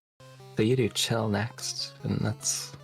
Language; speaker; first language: English; native; English